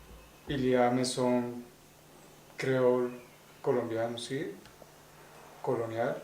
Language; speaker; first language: French; non-native, fluent; Spanish